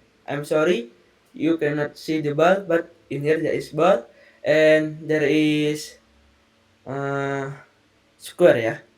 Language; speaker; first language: English; non-native, learner; Indonesian